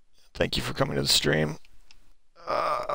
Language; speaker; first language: English; native; English